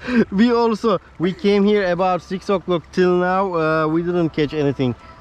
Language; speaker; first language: English; non-native, learner; Turkish